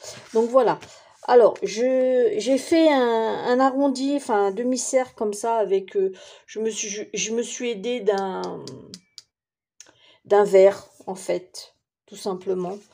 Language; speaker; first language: French; native; French